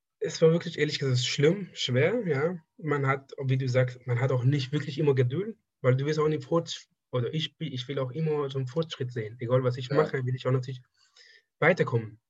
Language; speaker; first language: German; non-native, fluent; Persian